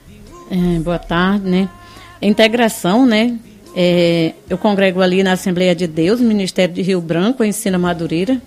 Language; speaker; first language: Portuguese; native; Portuguese